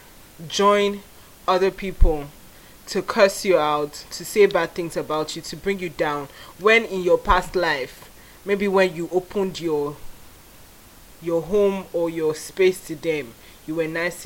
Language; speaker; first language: English; non-native, local second language; Igbo